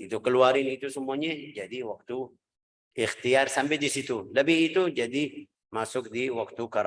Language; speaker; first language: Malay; non-native, fluent; Arabic